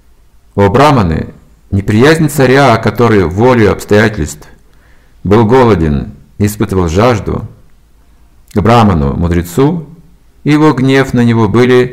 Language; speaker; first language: Russian; native; Russian